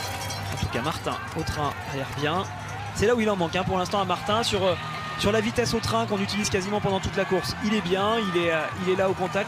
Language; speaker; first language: French; native; French